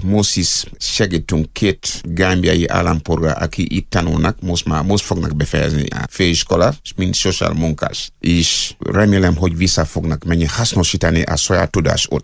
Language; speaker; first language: Hungarian; non-native, learner; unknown